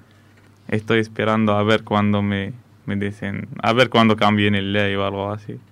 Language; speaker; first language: Spanish; non-native, fluent; Arabic